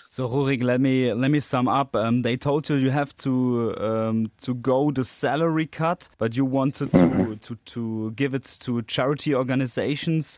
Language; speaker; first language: English; non-native, fluent; German